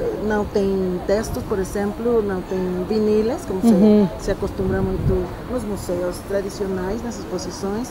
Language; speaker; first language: Portuguese; non-native, fluent; Spanish